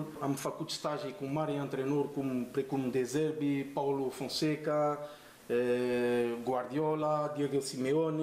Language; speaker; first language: Romanian; non-native, learner; Portuguese